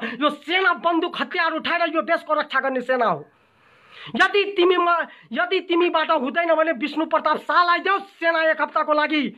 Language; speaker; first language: Nepali; non-native, local second language; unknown